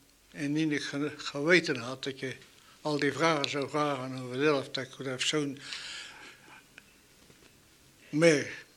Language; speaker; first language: Dutch; native; Dutch